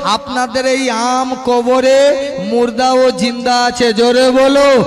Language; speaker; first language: Bangla; non-native, local second language; Urdu